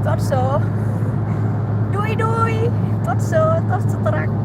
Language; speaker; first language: Dutch; non-native, learner; Thai